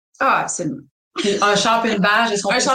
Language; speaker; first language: French; native; French